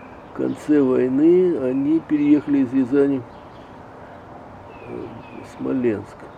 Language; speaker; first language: Russian; native; Russian